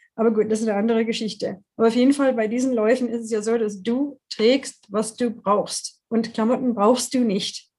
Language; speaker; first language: German; non-native, fluent; English